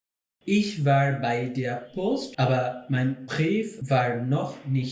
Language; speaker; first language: German; non-native, fluent; Bangla